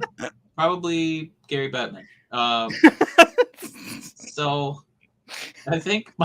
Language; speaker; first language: English; native; English